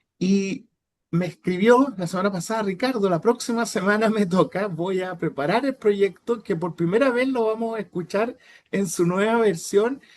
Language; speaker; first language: Spanish; native; Spanish